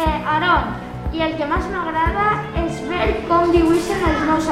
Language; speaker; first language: Catalan; non-native, local second language; Spanish